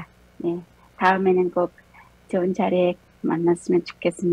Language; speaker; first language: Korean; non-native, fluent; Mongolian